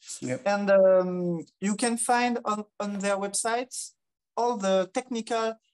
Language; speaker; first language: English; non-native, fluent; French